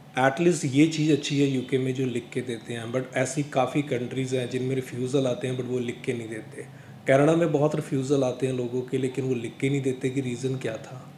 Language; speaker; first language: Hindi; non-native, local second language; Punjabi